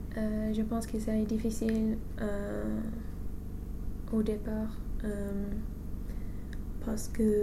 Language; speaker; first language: French; non-native, fluent; English